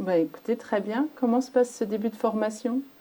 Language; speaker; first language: French; native; French